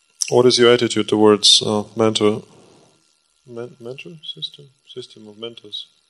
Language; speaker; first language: English; non-native, fluent; Russian